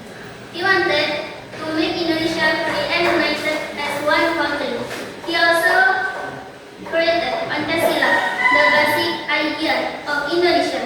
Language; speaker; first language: English; non-native, learner; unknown